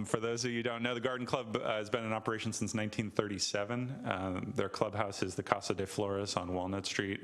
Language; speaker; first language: English; native; English